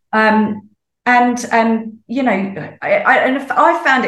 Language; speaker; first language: English; native; English